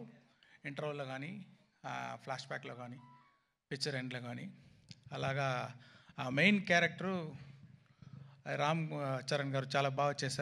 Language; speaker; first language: Telugu; non-native, learner; Tamil